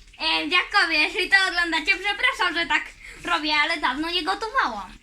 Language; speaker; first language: Polish; early bilingual, heritage; Polish